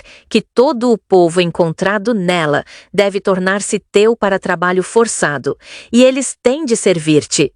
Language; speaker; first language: Portuguese; native; Portuguese